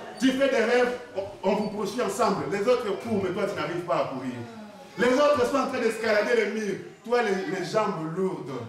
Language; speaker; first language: French; non-native, local second language; Lingala